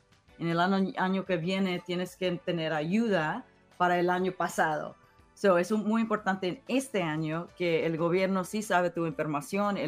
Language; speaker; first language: Spanish; early bilingual, heritage; English